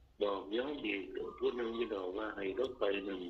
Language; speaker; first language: Thai; non-native, local second language; Northeastern Thai